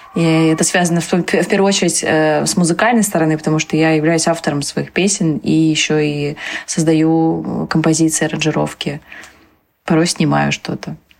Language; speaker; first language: Russian; early bilingual, other home language; Tajik